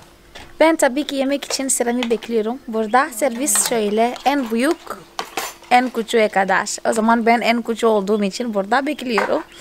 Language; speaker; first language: Turkish; non-native, fluent; Portuguese